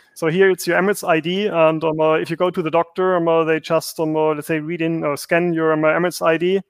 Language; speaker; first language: English; non-native, fluent; German